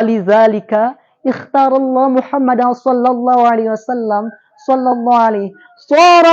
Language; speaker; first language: Arabic; non-native, learner; Indonesian